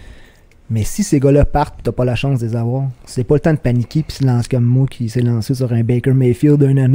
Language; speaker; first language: French; native; French